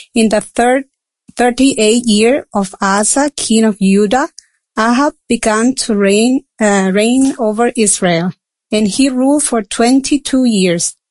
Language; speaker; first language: English; non-native, fluent; Spanish